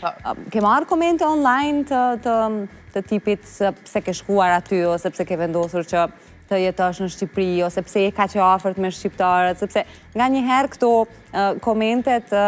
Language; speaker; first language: Albanian; native; Albanian